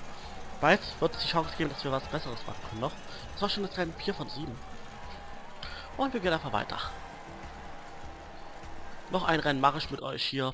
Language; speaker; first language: German; native; German